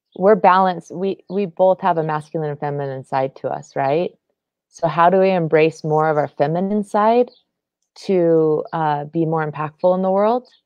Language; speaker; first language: English; native; English